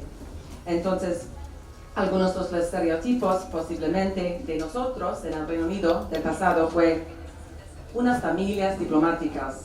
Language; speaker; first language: Spanish; non-native, fluent; English